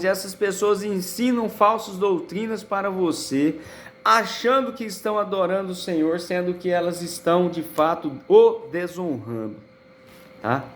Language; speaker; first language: Portuguese; native; Portuguese